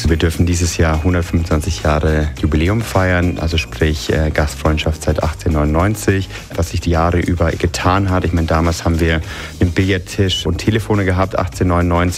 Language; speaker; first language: German; native; German